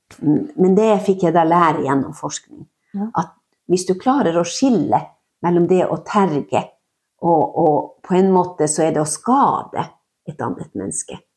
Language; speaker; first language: Norwegian; non-native, local second language; Northern Sami